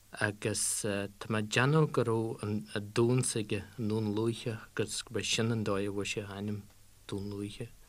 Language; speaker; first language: Irish; native; Irish